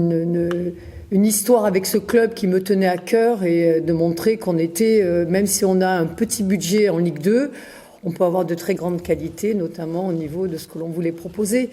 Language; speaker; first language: French; native; French